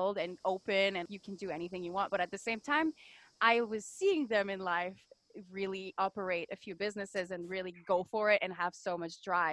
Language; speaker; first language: English; non-native, fluent; French